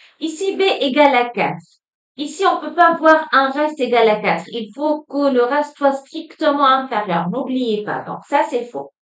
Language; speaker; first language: French; non-native, local second language; Arabic